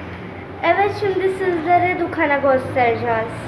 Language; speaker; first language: Turkish; non-native, learner; Urdu